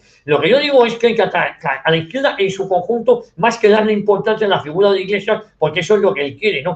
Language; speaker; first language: Spanish; native; Spanish